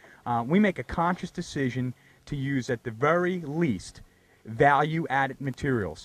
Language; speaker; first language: English; native; English